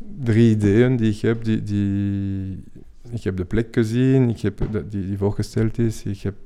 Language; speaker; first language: Dutch; non-native, fluent; French